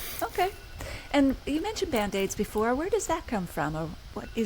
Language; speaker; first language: English; native; English